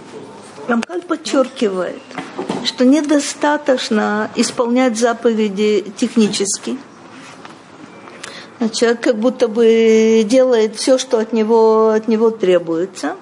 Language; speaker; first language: Russian; native; Russian